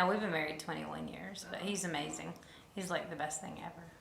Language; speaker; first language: English; native; English